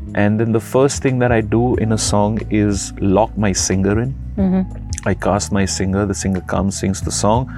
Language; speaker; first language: English; non-native, local second language; Gujarati